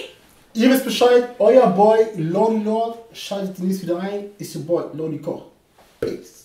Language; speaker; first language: German; early bilingual, other home language; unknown